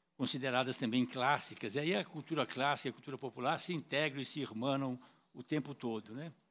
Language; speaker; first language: Portuguese; native; Portuguese